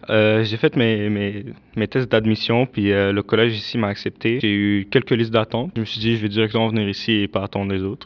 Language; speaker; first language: French; early bilingual, other home language; Arabic